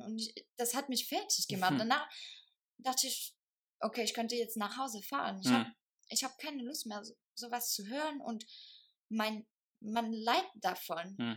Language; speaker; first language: German; non-native, fluent; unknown